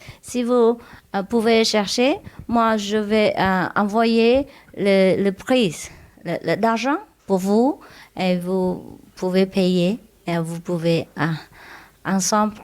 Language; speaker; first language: French; non-native, learner; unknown